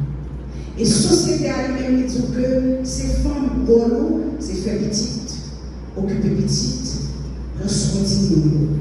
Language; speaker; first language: French; non-native, local second language; Haitian Creole